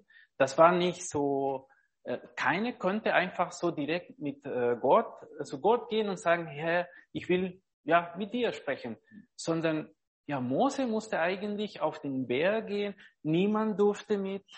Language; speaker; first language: German; non-native, fluent; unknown